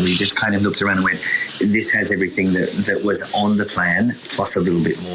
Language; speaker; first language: English; native; English